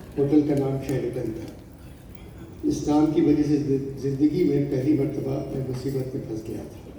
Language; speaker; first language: Urdu; native; Urdu